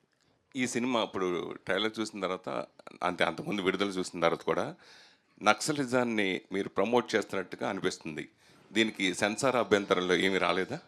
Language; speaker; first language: Telugu; native; Telugu